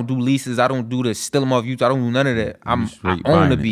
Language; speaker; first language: English; native; English